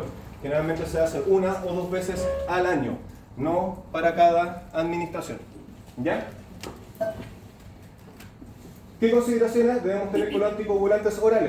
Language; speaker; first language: Spanish; native; Spanish